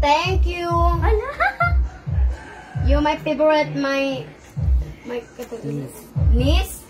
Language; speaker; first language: English; non-native, learner; Cebuano